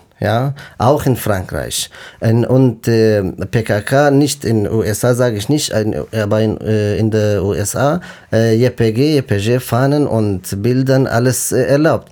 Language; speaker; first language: German; non-native, fluent; Kurdish